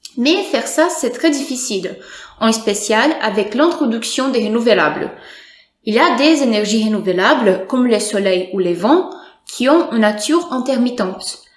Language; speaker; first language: French; non-native, fluent; Portuguese